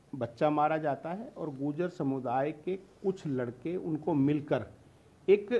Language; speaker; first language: Hindi; native; Hindi